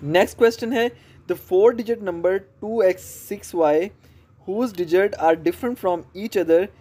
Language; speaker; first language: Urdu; non-native, local second language; Punjabi